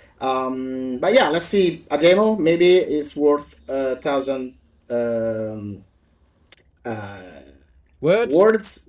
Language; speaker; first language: English; non-native, fluent; Italian